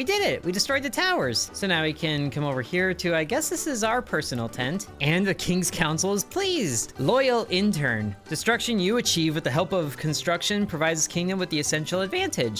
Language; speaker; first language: English; native; English